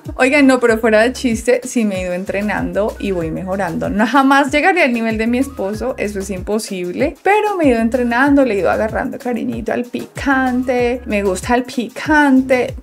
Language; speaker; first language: Spanish; native; Spanish